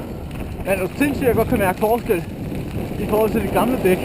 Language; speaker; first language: Danish; native; Danish